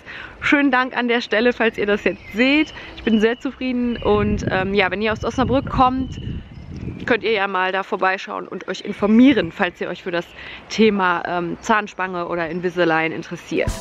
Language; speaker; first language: German; native; German